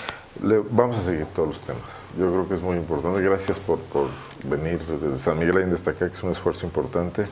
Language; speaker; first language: Spanish; native; Spanish